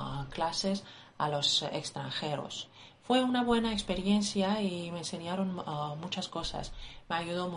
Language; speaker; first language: Spanish; non-native, fluent; Persian